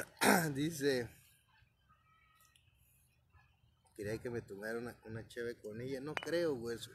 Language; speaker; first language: Spanish; native; Spanish